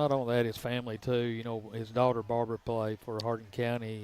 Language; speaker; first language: English; native; English